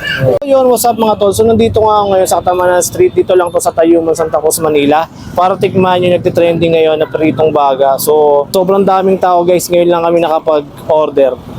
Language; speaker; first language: Filipino; native; Filipino